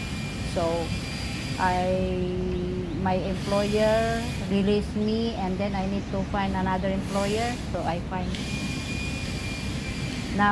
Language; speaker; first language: English; non-native, local second language; Filipino